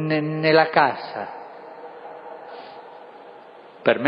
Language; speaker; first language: Italian; non-native, fluent; Spanish